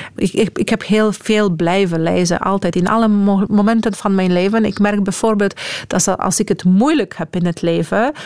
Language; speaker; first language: Dutch; non-native, fluent; Polish